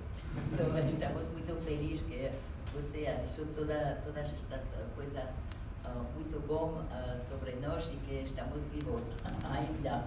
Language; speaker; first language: Portuguese; non-native, learner; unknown